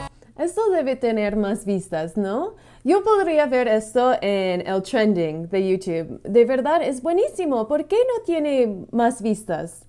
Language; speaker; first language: Spanish; non-native, fluent; English